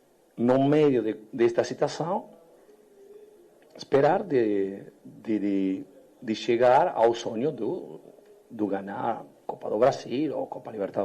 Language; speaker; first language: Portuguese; non-native, learner; Spanish